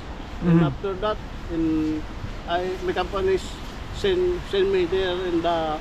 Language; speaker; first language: English; non-native, learner; Filipino